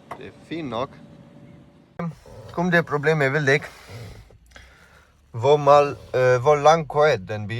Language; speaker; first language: Danish; non-native, learner; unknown